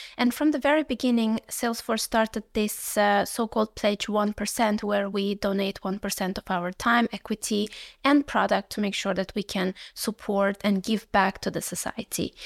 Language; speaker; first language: English; non-native, fluent; Uzbek